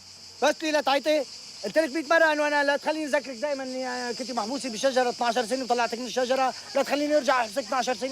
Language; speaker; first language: Arabic; native; Arabic